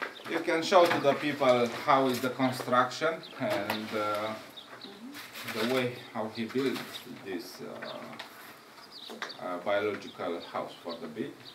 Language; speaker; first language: English; non-native, learner; Romanian